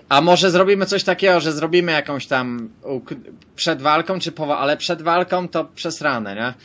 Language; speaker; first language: Polish; native; Polish